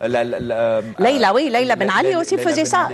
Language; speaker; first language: French; non-native, local second language; Arabic